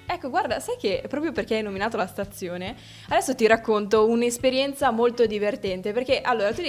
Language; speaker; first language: Italian; native; Italian